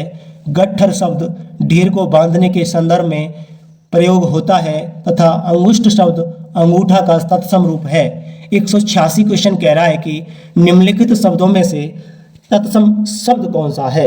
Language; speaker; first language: Hindi; native; Hindi